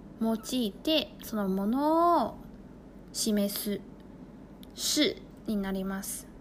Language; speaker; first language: Japanese; non-native, fluent; Chinese